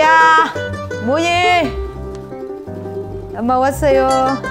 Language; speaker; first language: Korean; non-native, learner; Vietnamese